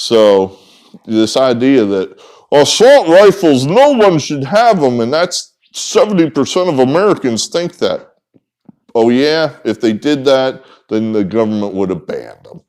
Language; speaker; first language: English; native; English